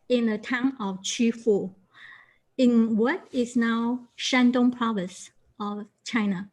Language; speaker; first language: English; non-native, fluent; Chinese